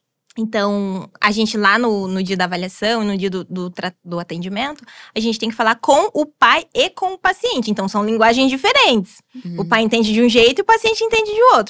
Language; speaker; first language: Portuguese; native; Portuguese